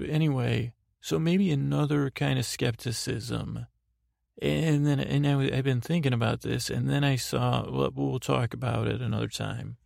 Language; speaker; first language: English; native; English